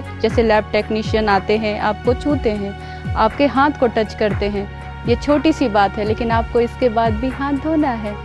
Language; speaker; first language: Hindi; native; Hindi